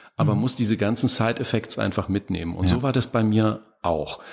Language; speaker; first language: German; native; German